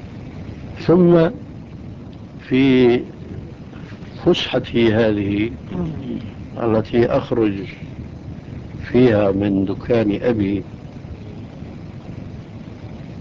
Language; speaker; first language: Arabic; early bilingual, other home language; Albanian